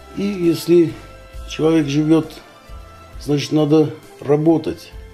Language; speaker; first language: Russian; non-native, local second language; Armenian